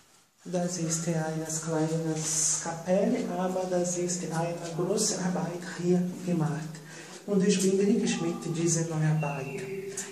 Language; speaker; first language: German; non-native, learner; Portuguese